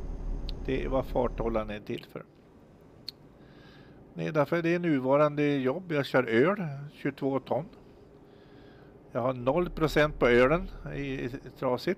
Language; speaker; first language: Swedish; native; Swedish